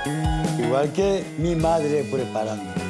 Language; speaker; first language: Spanish; non-native, learner; Korean